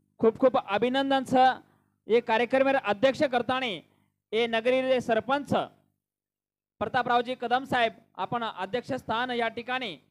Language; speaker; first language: Marathi; non-native, local second language; Lambadi